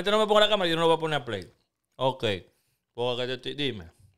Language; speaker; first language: Spanish; early bilingual, heritage; Spanish